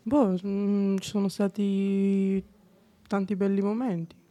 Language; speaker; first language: Italian; non-native, fluent; Bulgarian